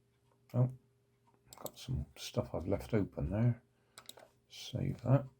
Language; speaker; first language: English; native; English